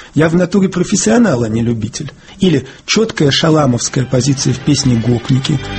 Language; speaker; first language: Russian; native; Russian